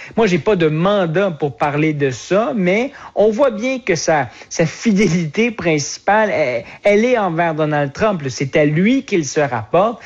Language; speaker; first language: French; native; French